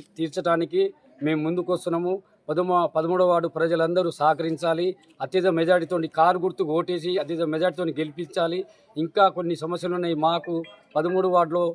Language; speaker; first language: Telugu; native; Telugu